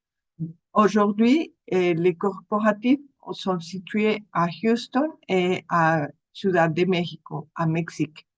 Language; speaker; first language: French; non-native, fluent; Spanish